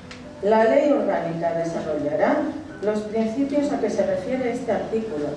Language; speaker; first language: Spanish; native; Spanish